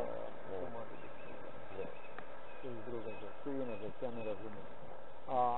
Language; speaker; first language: Polish; non-native, learner; Ukrainian